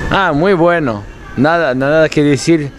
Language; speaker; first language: Spanish; non-native, learner; French